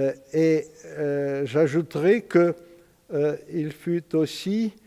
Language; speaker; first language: French; non-native, fluent; Romanian